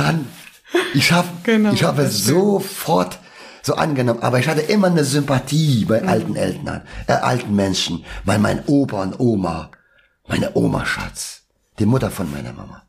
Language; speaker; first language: German; non-native, local second language; Albanian